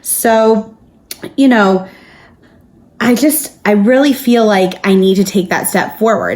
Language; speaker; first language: English; native; English